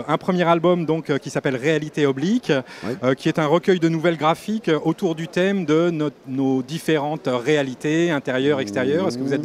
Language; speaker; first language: French; native; French